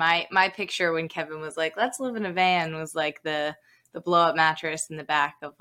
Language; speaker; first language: English; native; English